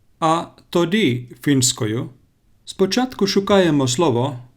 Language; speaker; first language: Ukrainian; non-native, learner; Finnish